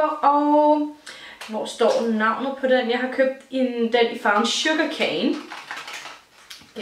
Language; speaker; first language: Danish; native; Danish